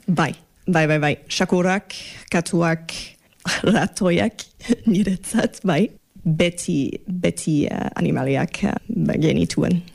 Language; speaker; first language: Basque; non-native, learner; English